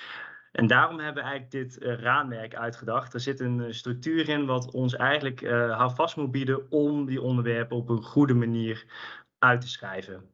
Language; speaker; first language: Dutch; native; Dutch